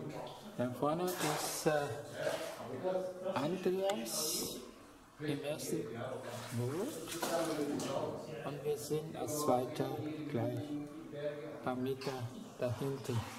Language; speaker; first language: German; non-native, fluent; Vietnamese